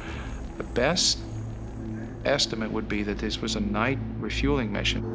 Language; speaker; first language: English; native; English